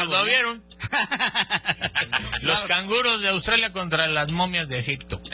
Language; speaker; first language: Spanish; native; Spanish